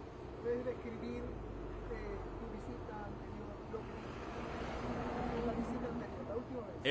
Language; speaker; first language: Spanish; non-native, learner; English